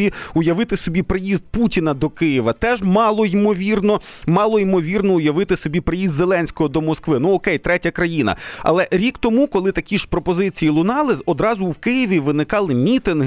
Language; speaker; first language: Ukrainian; native; Ukrainian